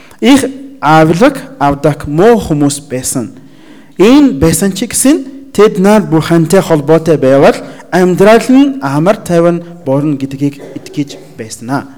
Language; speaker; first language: Mongolian; non-native, learner; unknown